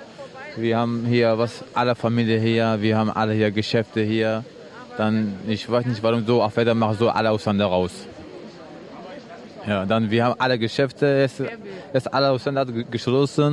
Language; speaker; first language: German; non-native, learner; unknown